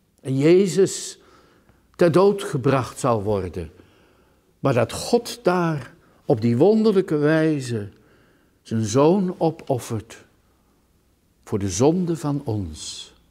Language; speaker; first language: Dutch; native; Dutch